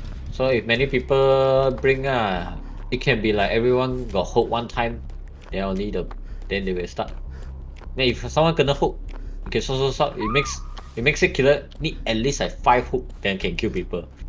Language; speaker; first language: English; non-native, local second language; Chinese